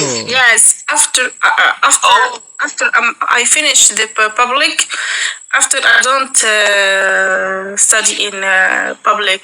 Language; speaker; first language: English; non-native, learner; Arabic